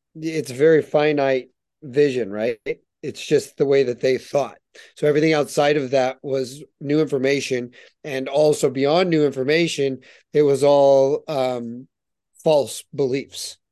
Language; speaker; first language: English; native; English